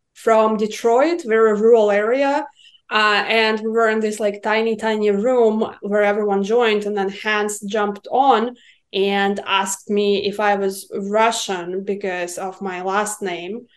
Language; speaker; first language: English; non-native, fluent; Russian